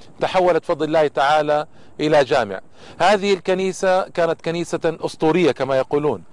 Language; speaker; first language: Arabic; native; Arabic